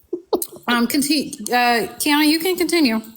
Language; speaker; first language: English; native; English